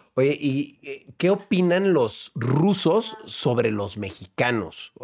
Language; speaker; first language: Spanish; native; Spanish